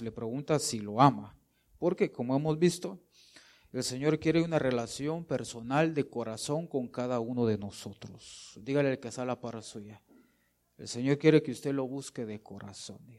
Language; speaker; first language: Spanish; native; Spanish